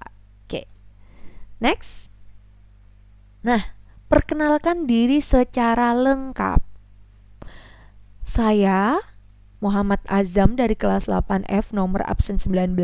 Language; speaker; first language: Indonesian; native; Indonesian